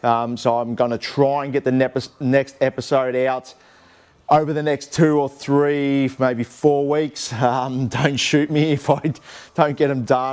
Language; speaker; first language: English; native; English